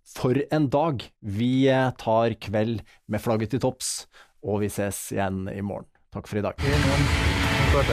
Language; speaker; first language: Norwegian; native; Norwegian